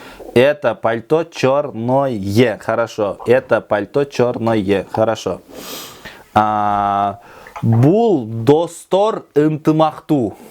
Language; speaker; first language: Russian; non-native, local second language; Kyrgyz